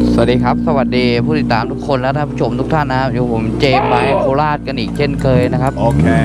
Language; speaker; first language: Thai; native; Thai